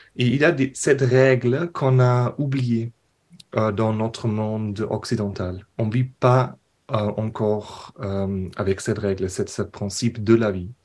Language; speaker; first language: French; non-native, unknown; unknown